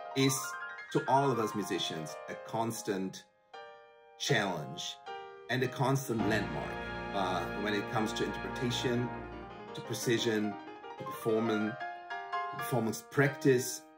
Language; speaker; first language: English; non-native, fluent; German